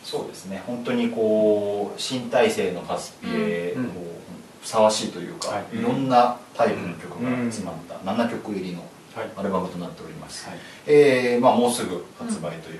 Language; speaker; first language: Japanese; native; Japanese